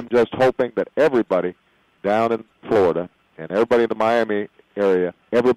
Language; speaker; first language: English; native; English